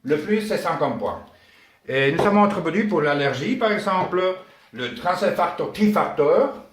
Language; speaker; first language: French; non-native, learner; Spanish